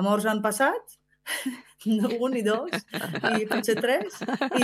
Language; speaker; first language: Catalan; non-native, fluent; Slovak